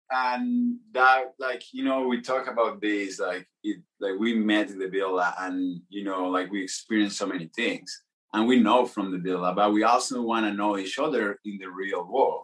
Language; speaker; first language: English; non-native, fluent; Spanish